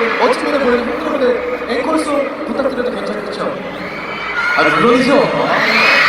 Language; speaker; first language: Korean; native; Korean